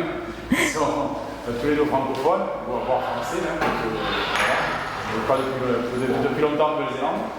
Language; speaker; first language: French; native; French